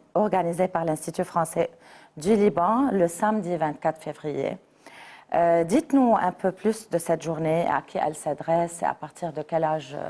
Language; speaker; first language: French; non-native, local second language; Arabic